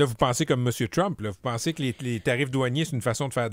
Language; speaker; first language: French; native; French